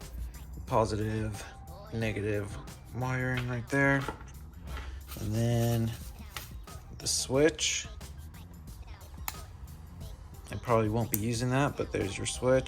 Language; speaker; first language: English; native; English